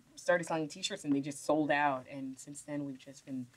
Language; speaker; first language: English; native; English